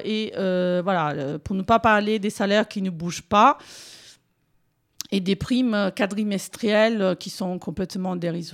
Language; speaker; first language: French; native; French